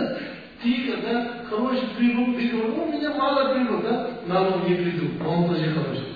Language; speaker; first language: Russian; non-native, learner; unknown